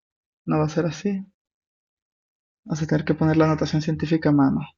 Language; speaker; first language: Spanish; native; Spanish